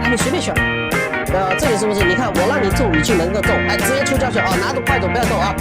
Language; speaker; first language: Chinese; native; Chinese